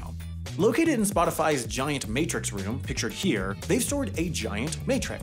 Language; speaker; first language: English; native; English